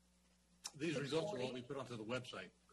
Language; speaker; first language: English; native; English